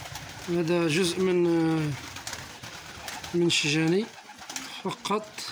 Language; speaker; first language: Arabic; native; Arabic